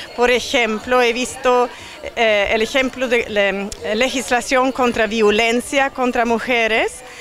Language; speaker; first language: Spanish; non-native, fluent; Swedish